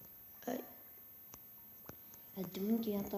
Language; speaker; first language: French; native; French